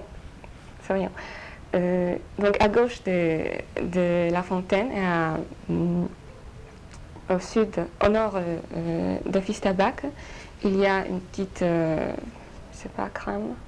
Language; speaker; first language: French; non-native, fluent; Polish